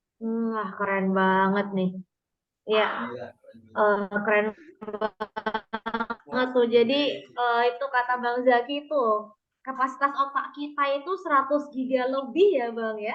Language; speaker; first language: Indonesian; native; Indonesian